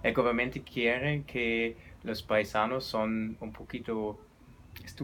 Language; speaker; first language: Spanish; non-native, learner; German